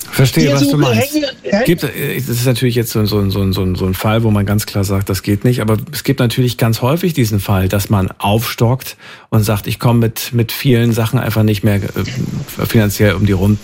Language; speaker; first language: German; native; German